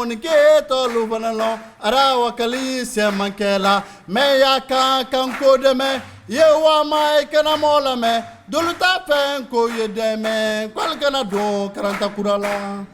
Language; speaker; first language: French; non-native, local second language; Mandingo